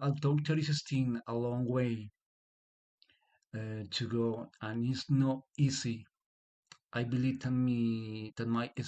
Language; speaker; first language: English; non-native, learner; Spanish